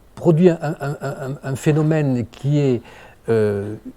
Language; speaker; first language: French; native; French